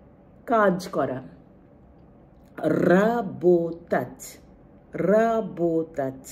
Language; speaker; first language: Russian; non-native, fluent; Bangla